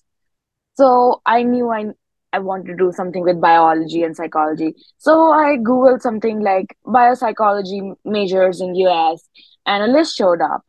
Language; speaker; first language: English; non-native, local second language; Hindi